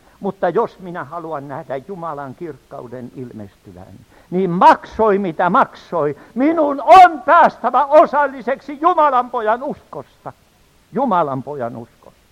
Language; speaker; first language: Finnish; native; Finnish